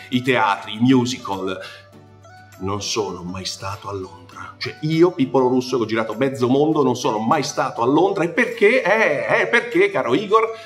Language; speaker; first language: Italian; native; Italian